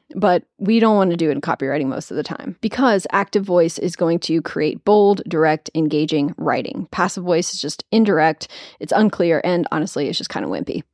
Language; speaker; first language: English; native; English